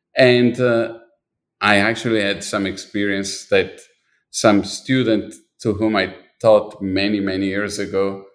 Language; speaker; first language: English; non-native, fluent; Italian